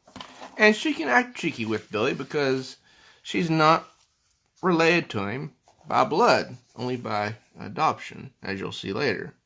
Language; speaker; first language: English; native; English